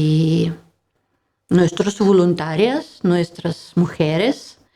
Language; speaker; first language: Spanish; non-native, learner; Russian